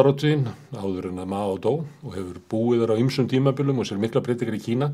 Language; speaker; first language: Icelandic; native; Icelandic